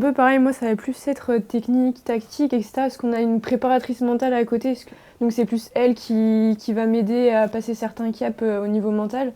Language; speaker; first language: French; native; French